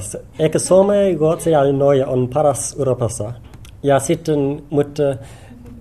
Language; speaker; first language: Finnish; non-native, learner; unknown